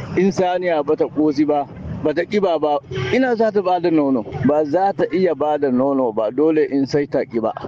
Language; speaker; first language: Hausa; non-native, local second language; Fula